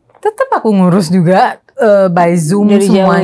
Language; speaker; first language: Indonesian; native; Indonesian